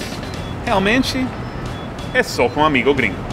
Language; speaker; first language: Portuguese; non-native, fluent; English